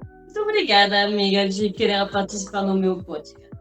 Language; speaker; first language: Portuguese; non-native, fluent; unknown